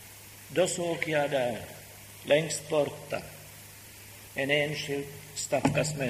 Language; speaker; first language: Swedish; non-native, local second language; Finnish